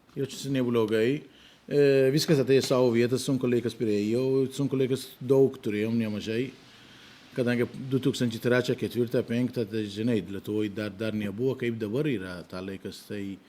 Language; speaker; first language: Lithuanian; non-native, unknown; Persian